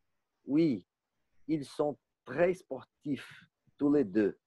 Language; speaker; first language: French; non-native, learner; Portuguese